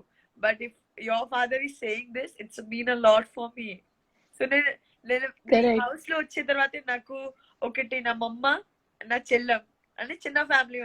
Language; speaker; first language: Telugu; non-native, learner; Gujarati